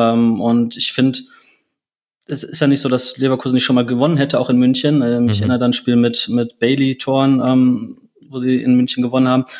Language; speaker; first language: German; native; German